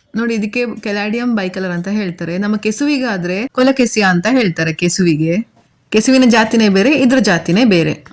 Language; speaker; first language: Kannada; native; Kannada